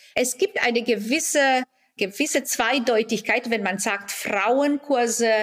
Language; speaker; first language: German; non-native, fluent; Romanian